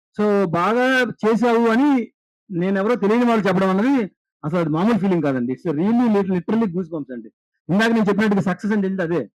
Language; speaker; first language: Telugu; native; Telugu